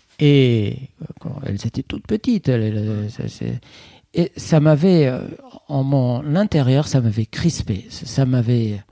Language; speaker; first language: French; non-native, fluent; Persian